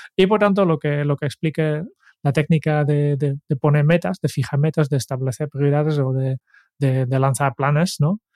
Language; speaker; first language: Spanish; non-native, fluent; Dutch